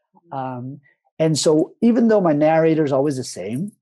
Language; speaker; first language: English; early bilingual, other home language; Spanish